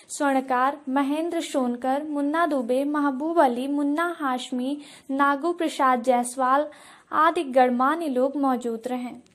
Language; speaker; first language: Hindi; native; Hindi